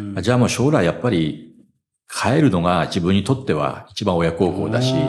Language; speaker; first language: Japanese; native; Japanese